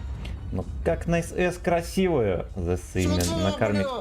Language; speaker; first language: Russian; native; Russian